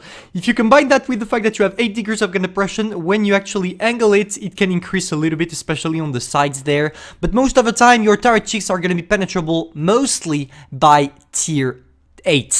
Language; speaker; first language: English; non-native, fluent; French